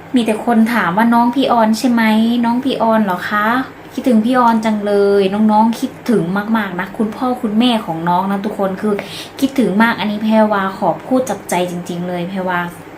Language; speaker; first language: Thai; native; Thai